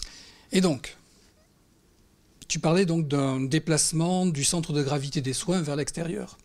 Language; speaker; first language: French; native; French